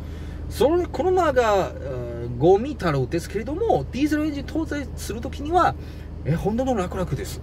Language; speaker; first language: Japanese; non-native, learner; Chinese